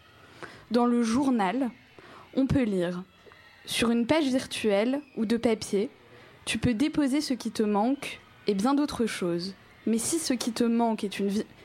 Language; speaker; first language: French; native; French